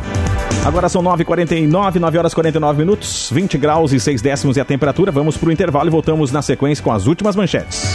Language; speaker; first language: Portuguese; native; Portuguese